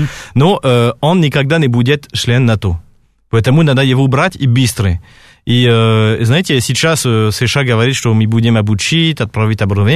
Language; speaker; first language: Russian; non-native, fluent; French